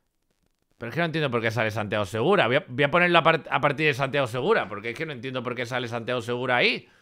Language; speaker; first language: Spanish; native; Spanish